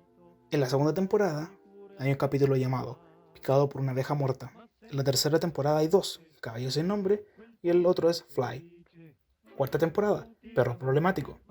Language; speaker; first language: Spanish; native; Spanish